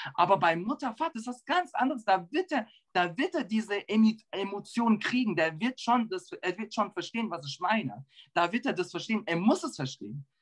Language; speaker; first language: German; early bilingual, other home language; Turkish